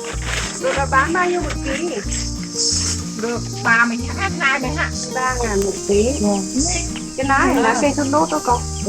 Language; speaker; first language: Vietnamese; native; Vietnamese